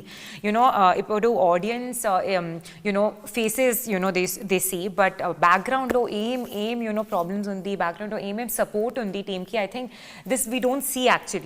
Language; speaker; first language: Telugu; non-native, learner; Punjabi